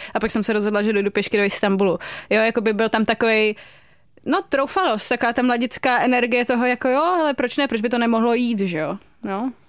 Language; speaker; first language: Czech; native; Czech